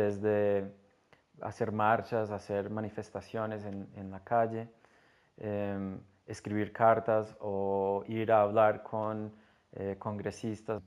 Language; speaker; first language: Spanish; non-native, fluent; English